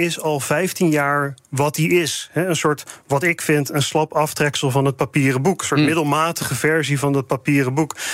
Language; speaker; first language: Dutch; native; Dutch